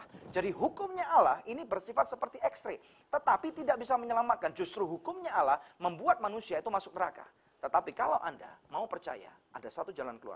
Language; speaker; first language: Indonesian; native; Indonesian